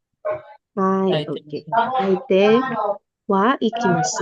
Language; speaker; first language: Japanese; non-native, fluent; Filipino